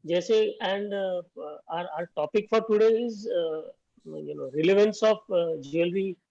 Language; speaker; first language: Hindi; non-native, local second language; Marathi